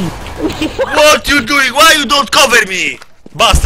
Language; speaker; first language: English; non-native, learner; Polish